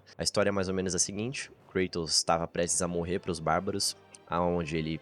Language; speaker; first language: Portuguese; native; Portuguese